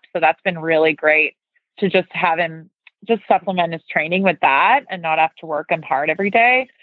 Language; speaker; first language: English; native; English